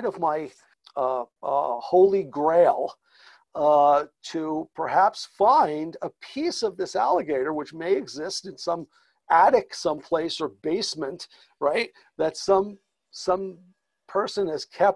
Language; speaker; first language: English; native; English